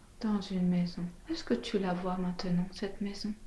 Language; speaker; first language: French; native; French